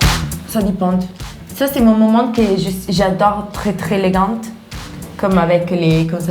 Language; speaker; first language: French; non-native, learner; Italian